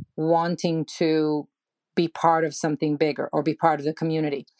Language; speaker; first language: English; non-native, fluent; Serbian